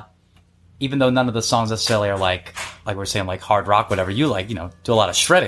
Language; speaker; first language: English; native; English